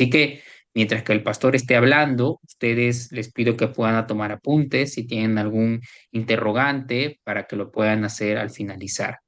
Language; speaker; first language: Spanish; native; Spanish